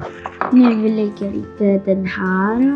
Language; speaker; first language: Swedish; non-native, fluent; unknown